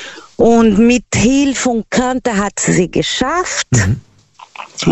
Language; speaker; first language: German; non-native, learner; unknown